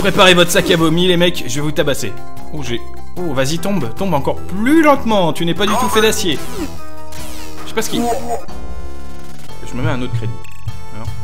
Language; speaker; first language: French; native; French